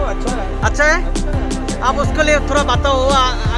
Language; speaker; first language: Hindi; non-native, fluent; Bangla